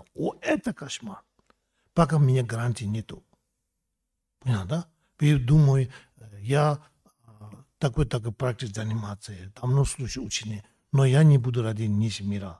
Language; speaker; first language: Russian; non-native, learner; Tibetan